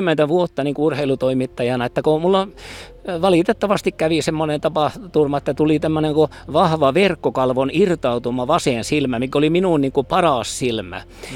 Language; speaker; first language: Finnish; early bilingual, heritage; Finnish